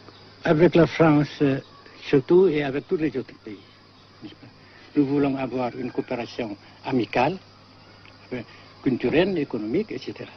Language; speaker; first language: French; non-native, fluent; Vietnamese